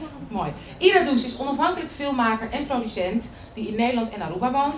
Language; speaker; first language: Dutch; native; Dutch